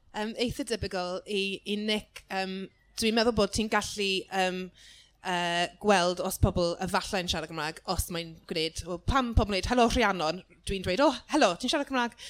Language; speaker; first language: Welsh; non-native, local second language; English